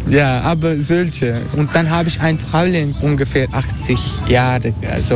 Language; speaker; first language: German; non-native, learner; Turkish